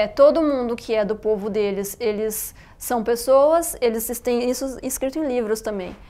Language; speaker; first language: Portuguese; early bilingual, other home language; Arabic